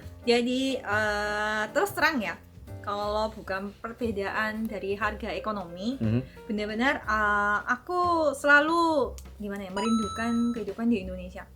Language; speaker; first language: Indonesian; early bilingual, other home language; Korean